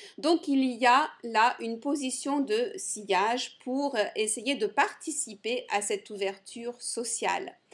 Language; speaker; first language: French; native; French